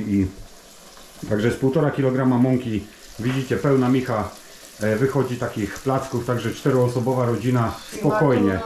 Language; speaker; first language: Polish; native; Polish